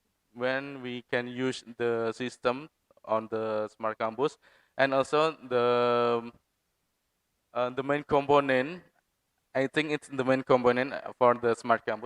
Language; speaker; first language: English; non-native, fluent; Indonesian